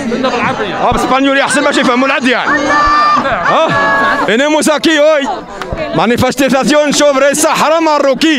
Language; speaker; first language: Spanish; non-native, learner; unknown